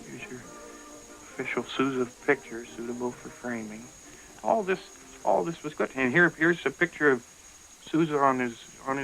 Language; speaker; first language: English; native; English